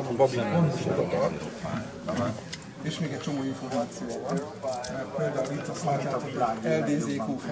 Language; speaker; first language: Hungarian; native; Hungarian